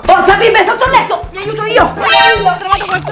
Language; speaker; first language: Italian; native; Italian